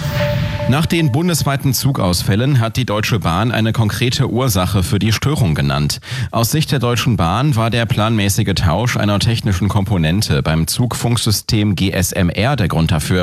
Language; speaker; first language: German; native; German